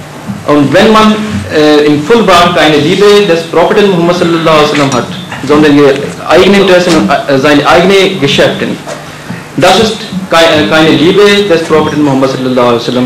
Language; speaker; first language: German; non-native, fluent; Urdu